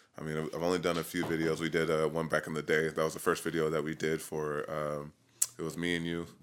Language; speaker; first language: English; native; English